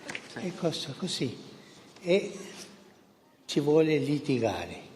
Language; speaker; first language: Italian; non-native, fluent; Spanish